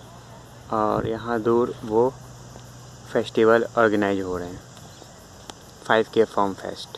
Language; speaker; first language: Hindi; native; Hindi